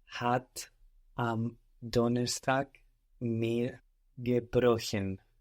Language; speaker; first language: German; non-native, learner; English